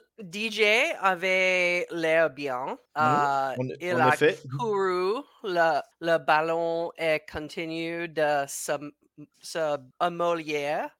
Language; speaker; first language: French; non-native, learner; English